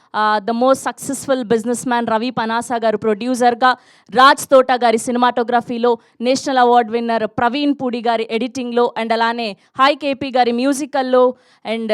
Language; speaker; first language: Telugu; native; Telugu